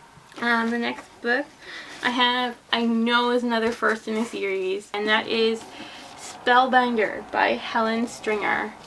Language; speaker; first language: English; native; English